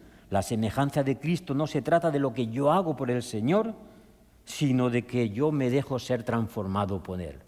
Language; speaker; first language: Spanish; native; Spanish